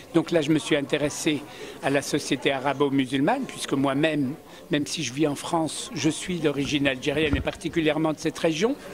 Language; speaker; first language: French; early bilingual, other home language; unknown